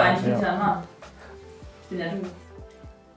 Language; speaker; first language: German; native; German